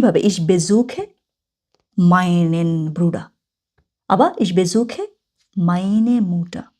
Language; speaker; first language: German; non-native, fluent; Bangla